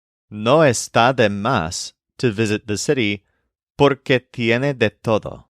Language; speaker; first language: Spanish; non-native, fluent; English